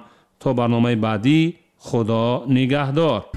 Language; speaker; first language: Persian; native; Persian